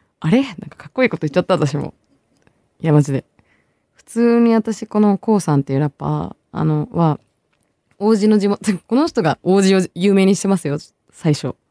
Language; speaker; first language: Japanese; early bilingual, other home language; Bangla